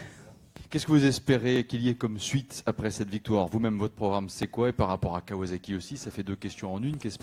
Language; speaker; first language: French; native; French